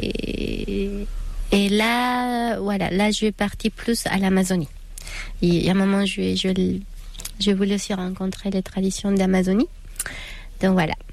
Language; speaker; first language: French; non-native, fluent; Spanish